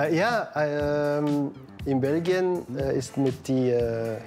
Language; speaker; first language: German; non-native, learner; Dutch